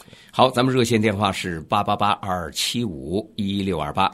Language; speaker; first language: Chinese; native; Chinese